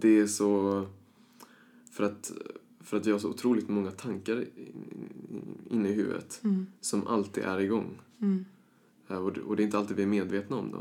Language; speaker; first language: Swedish; early bilingual, other home language; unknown